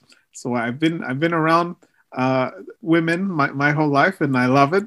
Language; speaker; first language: English; early bilingual, other home language; Spanish